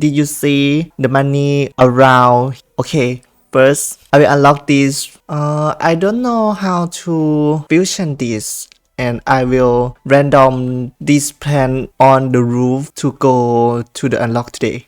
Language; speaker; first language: English; non-native, learner; Thai